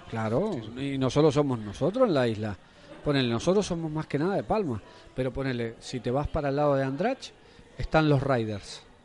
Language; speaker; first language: Spanish; native; Spanish